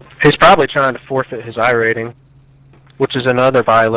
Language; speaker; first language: English; native; English